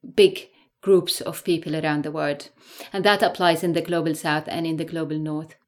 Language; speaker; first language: English; non-native, fluent; Arabic